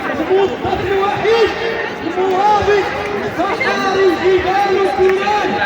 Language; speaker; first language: Arabic; native; Arabic